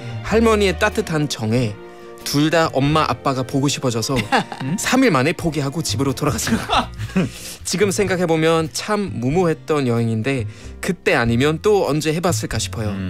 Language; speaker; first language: Korean; non-native, fluent; German